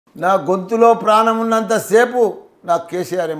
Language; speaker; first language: Telugu; native; Telugu